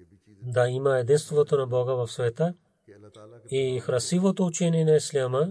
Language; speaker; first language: Bulgarian; non-native, learner; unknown